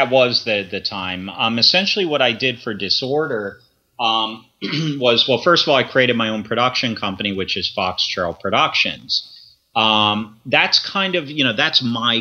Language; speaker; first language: English; native; English